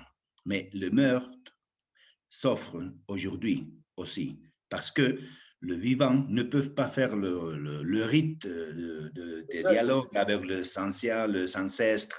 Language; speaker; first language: French; non-native, fluent; Spanish